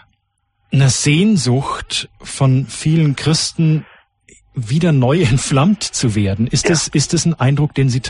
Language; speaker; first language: German; native; German